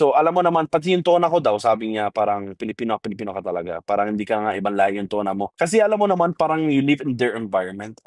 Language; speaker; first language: Filipino; non-native, fluent; Arabic